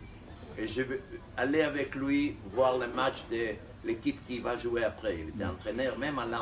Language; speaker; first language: French; non-native, fluent; Hebrew